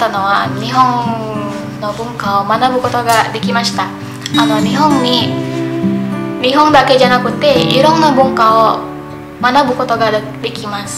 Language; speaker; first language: Japanese; non-native, learner; Indonesian